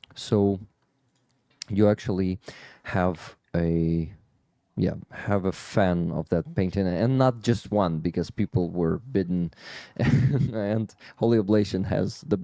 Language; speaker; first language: English; non-native, fluent; Ukrainian